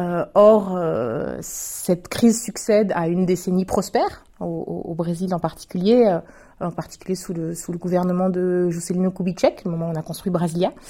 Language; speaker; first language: French; native; French